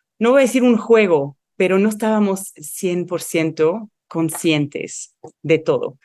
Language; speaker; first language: Spanish; non-native, fluent; Arabic